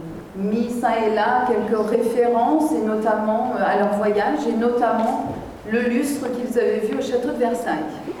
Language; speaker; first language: French; native; French